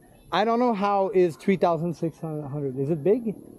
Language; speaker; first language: English; non-native, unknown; French